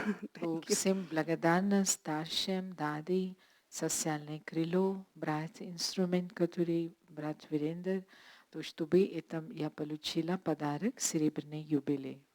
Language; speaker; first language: Russian; non-native, learner; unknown